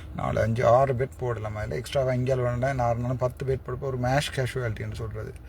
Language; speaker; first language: Tamil; native; Tamil